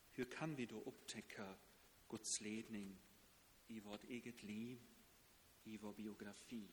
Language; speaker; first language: Swedish; non-native, fluent; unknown